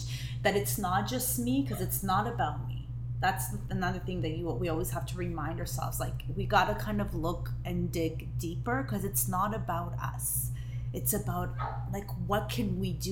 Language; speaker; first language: English; non-native, fluent; Hebrew